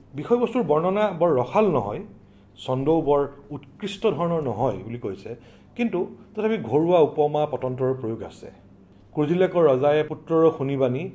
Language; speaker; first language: Assamese; native; Assamese